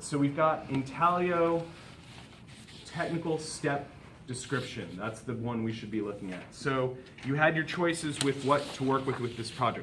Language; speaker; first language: English; native; English